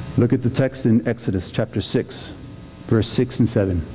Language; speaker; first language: English; native; English